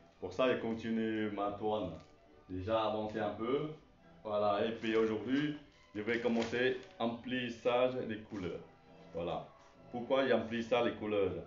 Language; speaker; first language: French; non-native, learner; Chinese